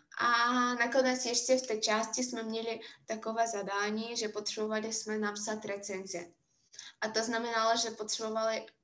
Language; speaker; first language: Czech; non-native, fluent; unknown